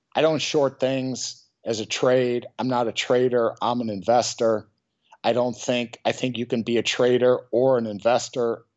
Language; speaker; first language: English; native; English